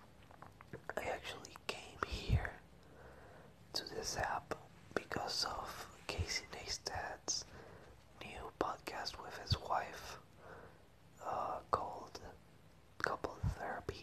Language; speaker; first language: English; non-native, fluent; Spanish